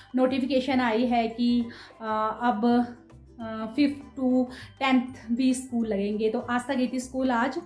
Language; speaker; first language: Hindi; non-native, local second language; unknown